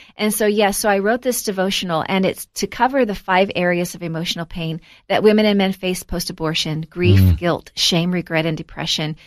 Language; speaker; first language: English; native; English